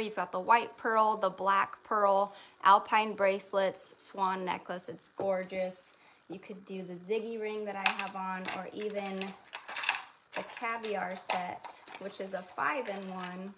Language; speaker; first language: English; native; English